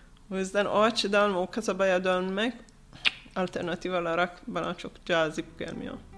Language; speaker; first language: Turkish; non-native, fluent; Italian